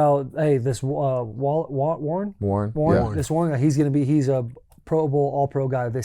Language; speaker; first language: English; native; English